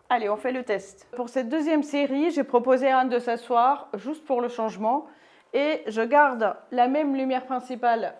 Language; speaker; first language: French; native; French